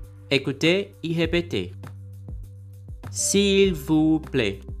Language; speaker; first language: French; non-native, fluent; Portuguese